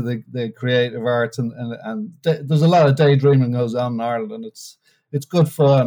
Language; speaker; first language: English; native; English